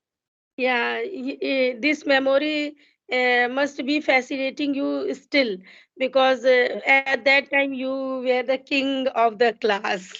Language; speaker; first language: English; non-native, local second language; Hindi